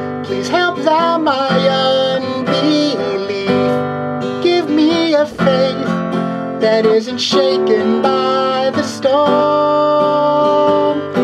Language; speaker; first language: English; native; English